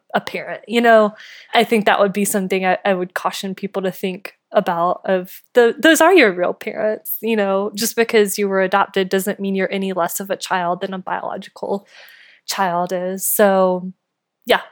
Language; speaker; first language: English; native; English